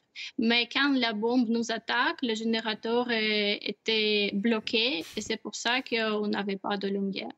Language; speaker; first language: French; non-native, fluent; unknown